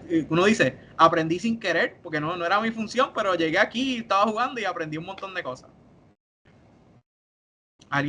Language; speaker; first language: Spanish; native; Spanish